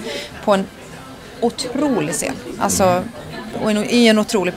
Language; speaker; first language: Swedish; native; Swedish